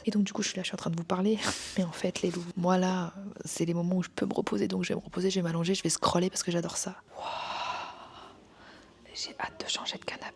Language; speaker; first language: French; native; French